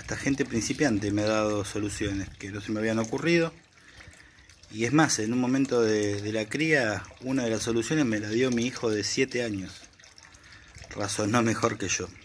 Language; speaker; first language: Spanish; native; Spanish